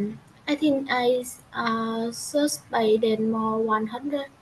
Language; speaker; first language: English; non-native, learner; Vietnamese